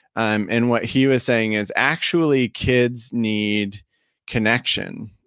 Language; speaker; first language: English; native; English